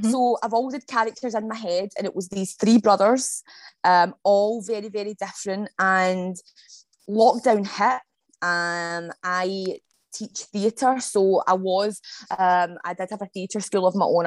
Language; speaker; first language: English; native; English